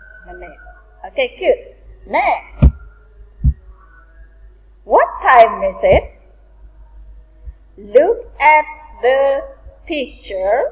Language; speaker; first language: English; non-native, learner; Indonesian